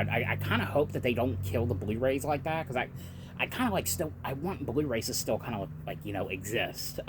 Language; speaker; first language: English; native; English